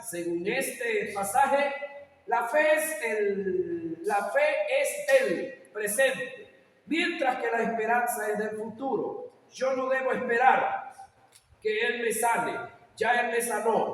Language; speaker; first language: Spanish; native; Spanish